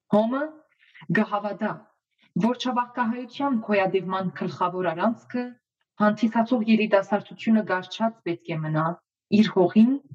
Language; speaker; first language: Armenian; early bilingual, heritage; Armenian